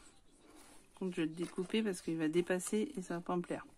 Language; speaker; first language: French; native; French